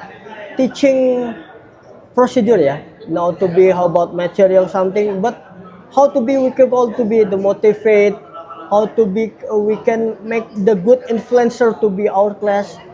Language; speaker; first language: English; non-native, learner; Indonesian